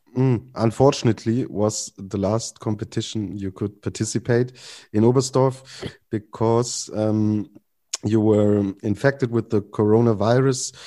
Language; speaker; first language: English; non-native, fluent; German